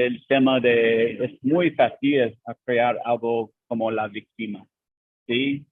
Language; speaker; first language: Spanish; non-native, learner; English